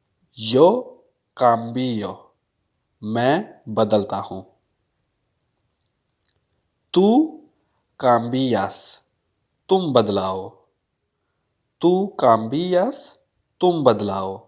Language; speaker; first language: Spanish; non-native, fluent; Urdu